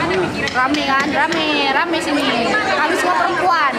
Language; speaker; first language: Indonesian; native; Indonesian